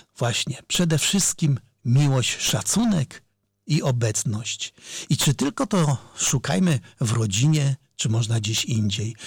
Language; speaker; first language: Polish; native; Polish